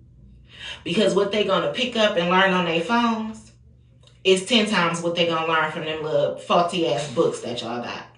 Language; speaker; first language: English; native; English